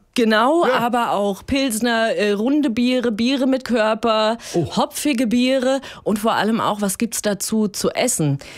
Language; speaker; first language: German; native; German